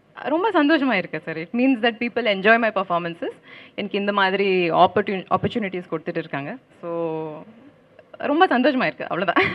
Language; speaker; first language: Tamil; non-native, fluent; Kannada